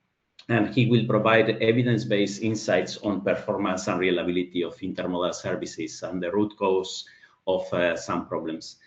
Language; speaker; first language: English; non-native, fluent; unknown